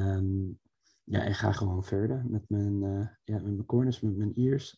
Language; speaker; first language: Dutch; non-native, fluent; English